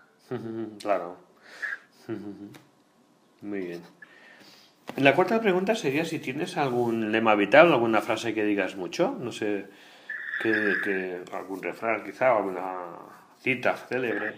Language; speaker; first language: Spanish; native; Spanish